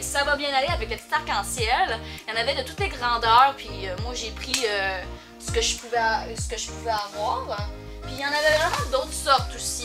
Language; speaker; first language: French; native; French